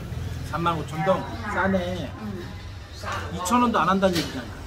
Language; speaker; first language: Korean; native; Korean